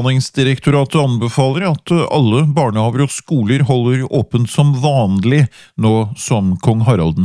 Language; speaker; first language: Norwegian; native; Norwegian